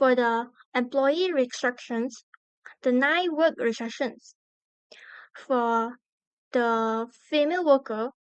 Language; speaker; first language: English; non-native, learner; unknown